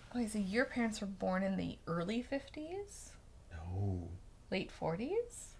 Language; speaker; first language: English; native; English